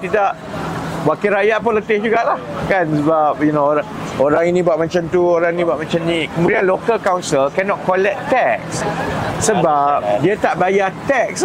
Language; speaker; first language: Malay; native; Malay